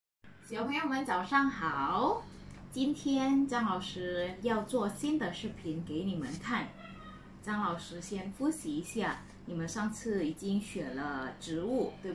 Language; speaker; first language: Chinese; non-native, fluent; Indonesian